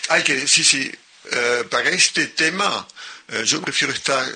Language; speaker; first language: Spanish; non-native, local second language; French